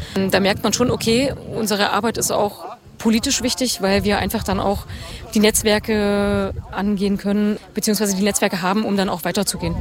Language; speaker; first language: German; native; German